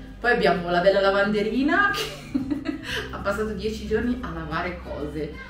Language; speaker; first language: Italian; native; Italian